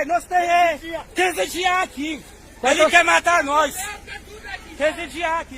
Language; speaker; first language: Portuguese; non-native, fluent; Haitian Creole